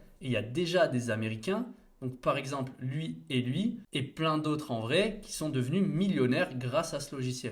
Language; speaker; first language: French; native; French